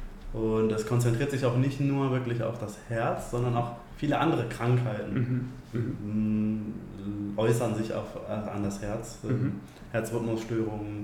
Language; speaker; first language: German; native; German